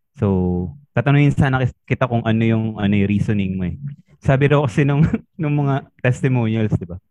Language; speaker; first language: Filipino; native; Filipino